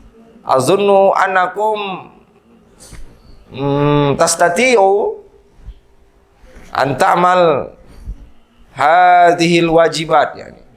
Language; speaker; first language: Arabic; non-native, fluent; Indonesian